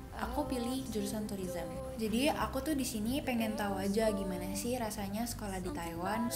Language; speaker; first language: Indonesian; native; Indonesian